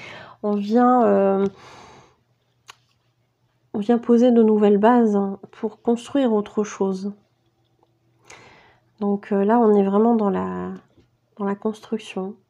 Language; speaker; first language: French; native; French